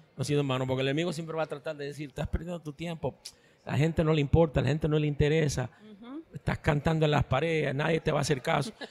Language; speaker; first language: Spanish; early bilingual, heritage; Spanish